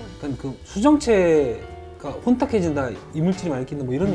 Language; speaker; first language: Korean; native; Korean